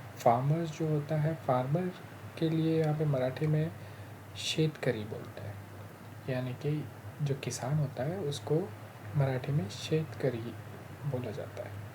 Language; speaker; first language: Hindi; non-native, local second language; Marathi